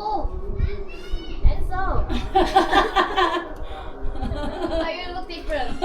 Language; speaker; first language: English; non-native, learner; Korean